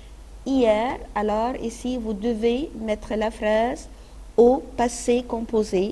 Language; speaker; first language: French; non-native, fluent; Arabic